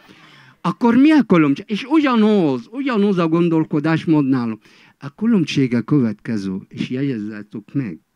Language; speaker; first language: Hungarian; non-native, fluent; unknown